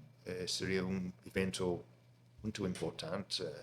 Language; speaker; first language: Portuguese; non-native, fluent; English